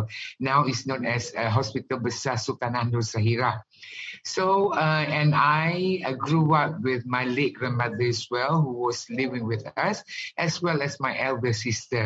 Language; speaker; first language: English; non-native, local second language; Malay